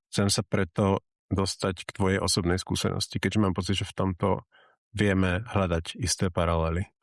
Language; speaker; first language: Slovak; native; Slovak